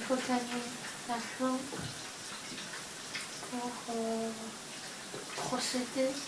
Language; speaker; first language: French; non-native, learner; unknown